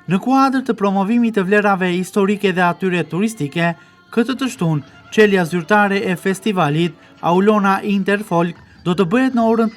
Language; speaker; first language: Albanian; native; Albanian